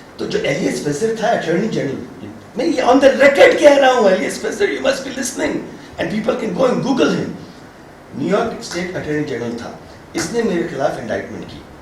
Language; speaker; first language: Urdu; native; Urdu